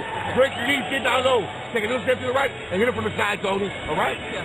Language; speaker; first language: English; native; English